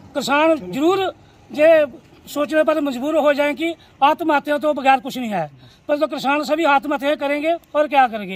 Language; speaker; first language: Hindi; native; Hindi